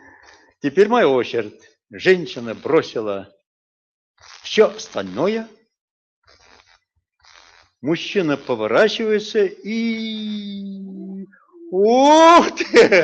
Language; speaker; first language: Russian; non-native, local second language; Bashkir